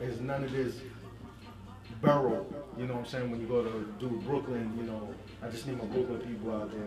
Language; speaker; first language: English; native; English